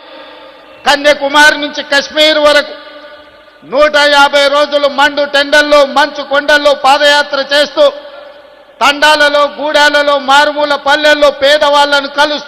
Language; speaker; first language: Telugu; native; Telugu